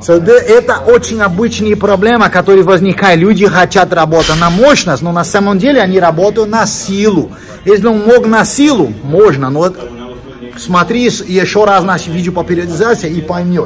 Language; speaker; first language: Russian; non-native, fluent; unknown